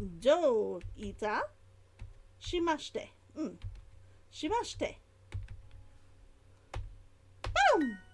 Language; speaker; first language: Japanese; non-native, learner; English